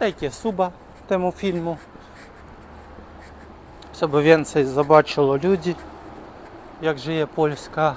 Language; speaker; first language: Polish; non-native, learner; Ukrainian